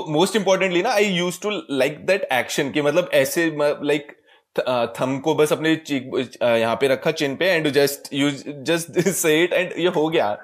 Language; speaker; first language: Hindi; native; Hindi